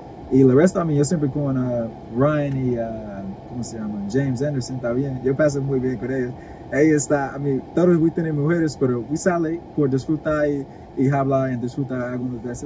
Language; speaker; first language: Spanish; non-native, learner; English